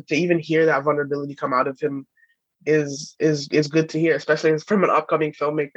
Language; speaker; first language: English; native; English